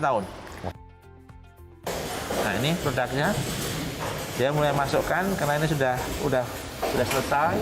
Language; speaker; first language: Indonesian; native; Indonesian